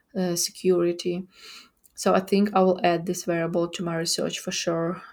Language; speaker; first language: English; non-native, fluent; Ukrainian